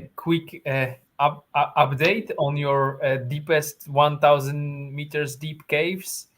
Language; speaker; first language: English; non-native, fluent; Polish